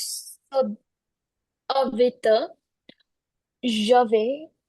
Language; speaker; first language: French; non-native, learner; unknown